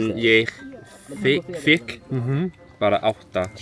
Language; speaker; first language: Swedish; non-native, learner; Cantonese